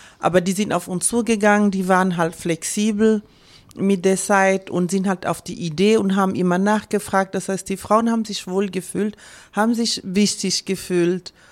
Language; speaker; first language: German; non-native, fluent; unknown